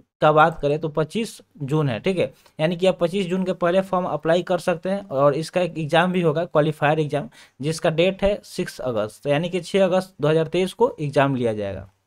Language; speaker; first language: Hindi; native; Hindi